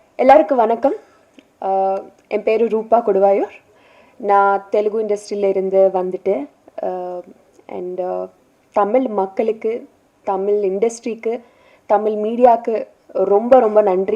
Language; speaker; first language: Tamil; non-native, learner; Telugu